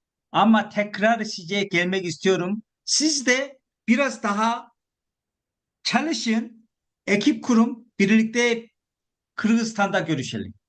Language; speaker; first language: Turkish; non-native, fluent; Korean